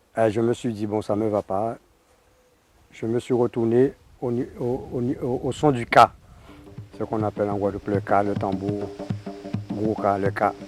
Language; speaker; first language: French; native; French